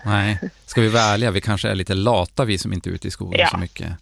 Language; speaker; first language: Swedish; native; Swedish